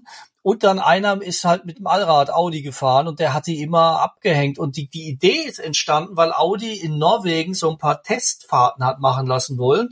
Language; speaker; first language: German; native; German